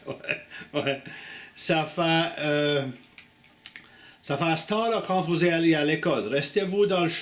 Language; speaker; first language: French; native; French